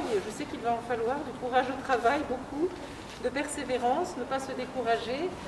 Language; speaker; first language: French; native; French